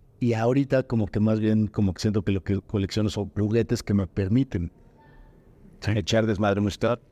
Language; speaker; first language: Spanish; native; Spanish